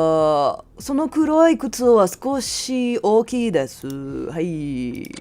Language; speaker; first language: Japanese; non-native, learner; English